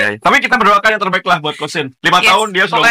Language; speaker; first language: Indonesian; native; Indonesian